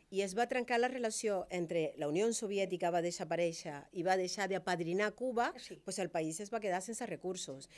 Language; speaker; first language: Catalan; non-native, fluent; Spanish